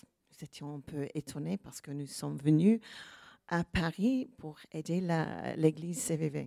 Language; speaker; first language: French; non-native, learner; English